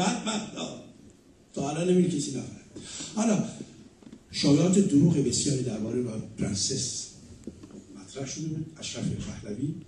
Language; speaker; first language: Persian; native; Persian